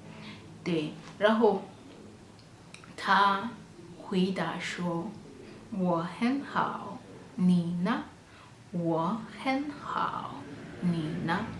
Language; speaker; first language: Chinese; non-native, fluent; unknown